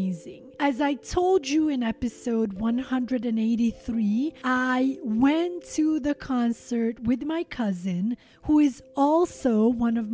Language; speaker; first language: English; non-native, fluent; Albanian